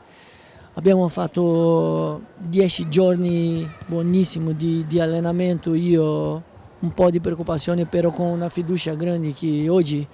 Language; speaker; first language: Italian; non-native, learner; Portuguese